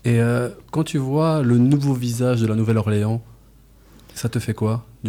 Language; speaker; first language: French; native; French